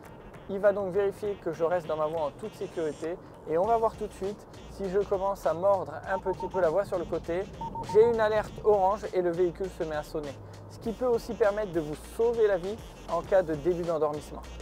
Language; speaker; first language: French; native; French